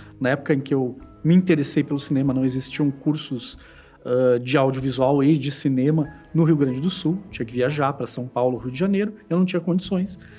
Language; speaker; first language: Portuguese; native; Portuguese